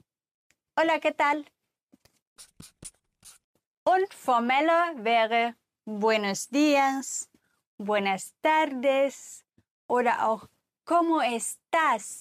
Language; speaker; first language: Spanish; non-native, fluent; German